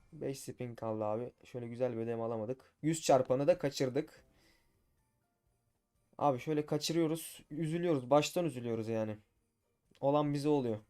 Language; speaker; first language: Turkish; native; Turkish